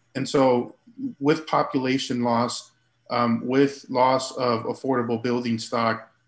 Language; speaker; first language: English; early bilingual, other home language; Spanish